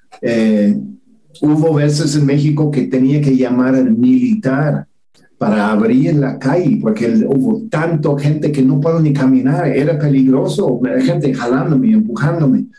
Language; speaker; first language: Spanish; non-native, fluent; English